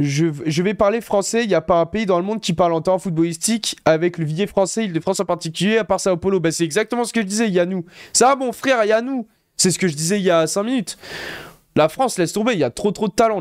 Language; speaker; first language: French; native; French